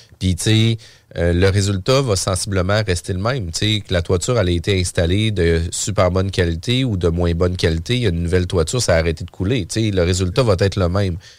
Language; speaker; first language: French; native; French